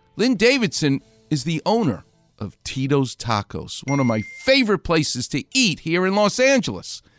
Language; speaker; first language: English; native; English